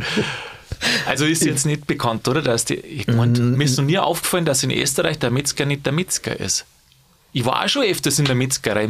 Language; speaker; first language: German; native; German